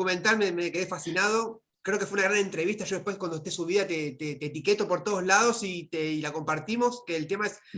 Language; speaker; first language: Spanish; native; Spanish